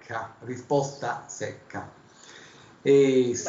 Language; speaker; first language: Italian; native; Italian